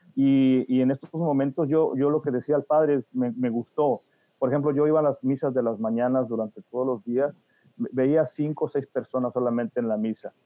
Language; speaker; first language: Spanish; native; Spanish